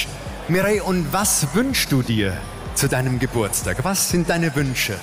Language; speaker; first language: German; native; German